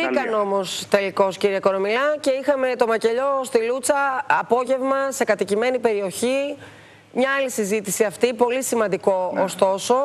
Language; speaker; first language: Greek; native; Greek